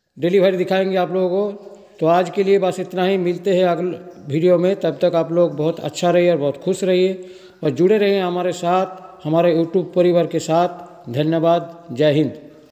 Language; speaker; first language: Hindi; non-native, local second language; Bangla